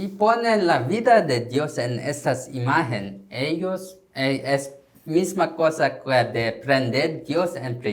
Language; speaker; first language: Spanish; non-native, learner; Korean